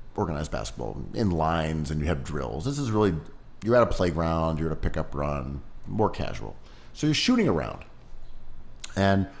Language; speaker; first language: English; native; English